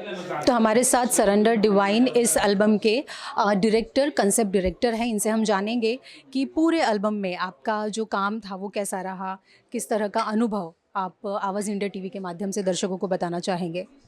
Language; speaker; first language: Hindi; native; Hindi